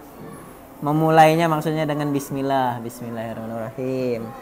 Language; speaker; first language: Indonesian; native; Indonesian